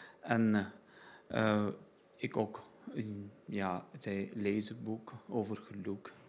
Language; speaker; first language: Dutch; non-native, learner; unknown